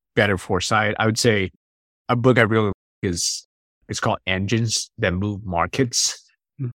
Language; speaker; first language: English; non-native, fluent; Chinese